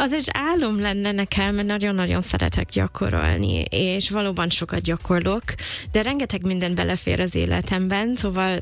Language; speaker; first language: Hungarian; non-native, fluent; English